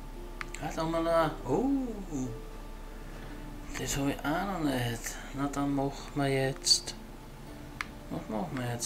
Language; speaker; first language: German; native; German